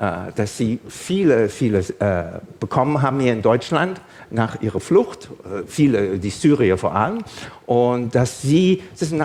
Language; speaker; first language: German; non-native, fluent; English